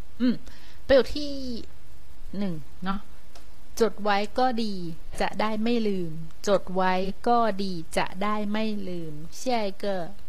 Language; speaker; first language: Thai; non-native, fluent; Chinese